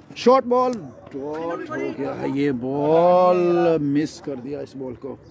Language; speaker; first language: Urdu; non-native, local second language; Punjabi